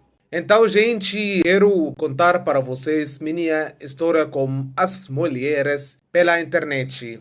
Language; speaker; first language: Portuguese; non-native, fluent; Arabic